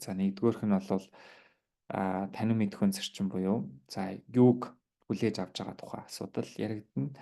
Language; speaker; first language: Mongolian; native; Mongolian